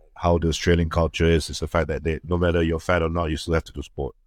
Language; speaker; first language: English; early bilingual, other home language; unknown